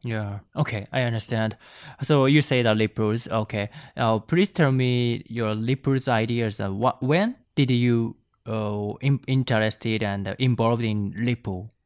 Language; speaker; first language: English; non-native, learner; Japanese